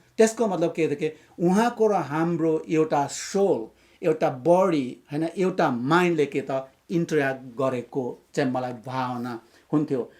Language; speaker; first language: Nepali; non-native, local second language; Limbu